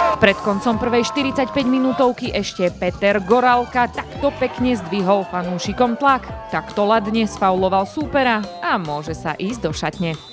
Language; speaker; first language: Slovak; native; Slovak